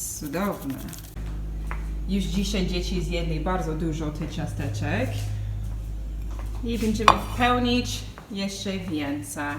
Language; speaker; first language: Polish; non-native, learner; English